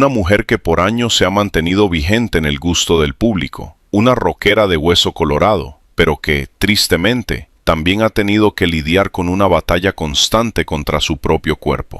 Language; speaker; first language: Spanish; native; Spanish